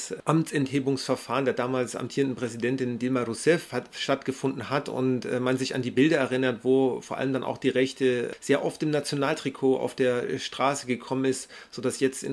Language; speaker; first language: German; native; German